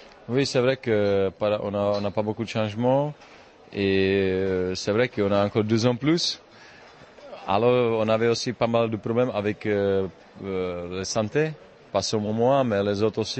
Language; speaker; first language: French; non-native, fluent; Czech